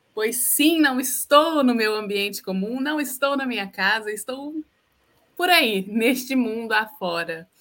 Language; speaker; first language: Portuguese; native; Portuguese